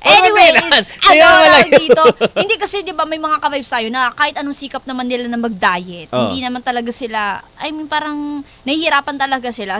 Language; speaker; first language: Filipino; native; Filipino